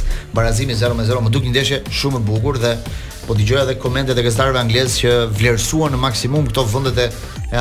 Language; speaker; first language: Albanian; native; Albanian